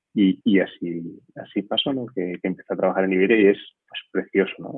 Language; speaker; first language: Spanish; native; Spanish